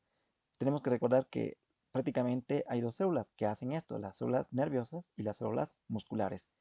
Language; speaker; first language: Spanish; native; Spanish